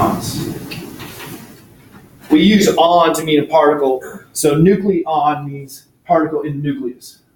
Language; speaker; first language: English; native; English